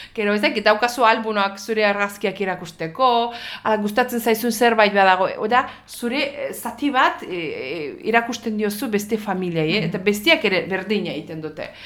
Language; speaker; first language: Basque; non-native, fluent; Azerbaijani